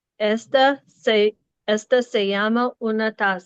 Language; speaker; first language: Spanish; non-native, learner; English